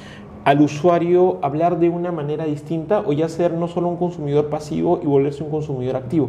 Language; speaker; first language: Spanish; native; Spanish